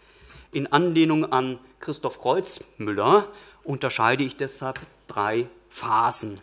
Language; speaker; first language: German; native; German